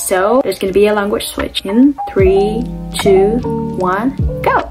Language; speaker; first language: English; non-native, fluent; Japanese